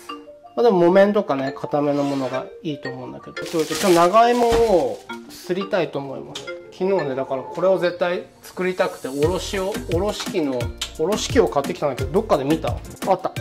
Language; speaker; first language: Japanese; native; Japanese